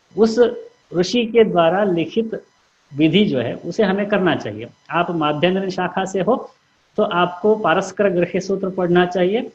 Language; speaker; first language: Hindi; non-native, local second language; Kannada